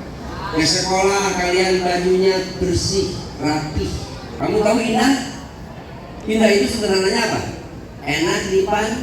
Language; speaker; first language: Indonesian; native; Indonesian